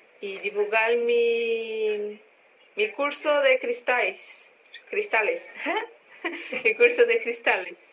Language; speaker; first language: Spanish; non-native, learner; Portuguese